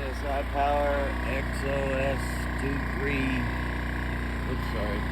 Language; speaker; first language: English; native; English